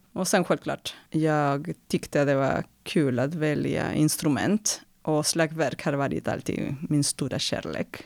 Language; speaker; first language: Swedish; non-native, fluent; Spanish